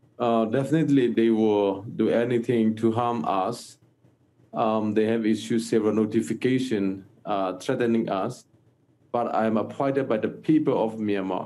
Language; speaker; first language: English; non-native, fluent; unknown